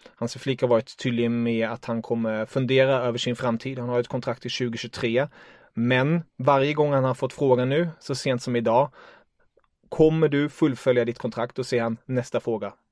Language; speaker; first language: Swedish; non-native, fluent; German